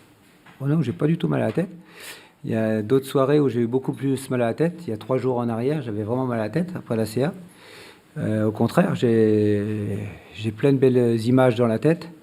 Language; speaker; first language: French; native; French